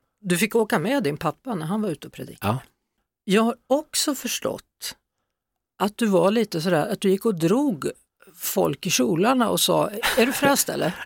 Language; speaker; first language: Swedish; native; Swedish